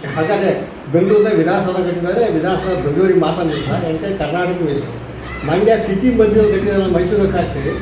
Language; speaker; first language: Kannada; native; Kannada